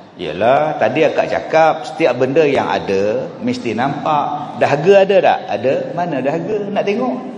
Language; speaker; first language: Malay; native; Malay